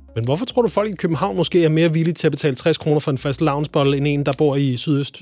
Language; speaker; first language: Danish; native; Danish